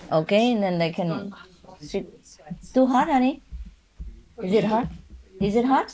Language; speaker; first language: English; non-native, fluent; Vietnamese